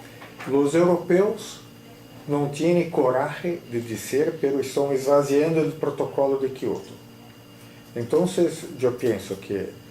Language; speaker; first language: Spanish; non-native, fluent; Portuguese